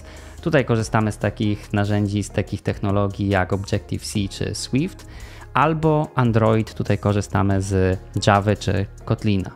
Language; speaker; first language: Polish; native; Polish